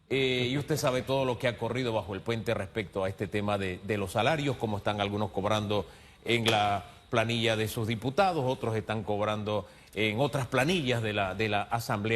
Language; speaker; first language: Spanish; native; Spanish